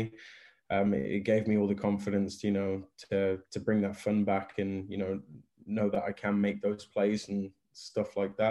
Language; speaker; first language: English; native; English